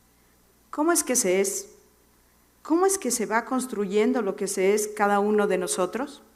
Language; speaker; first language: Spanish; native; Spanish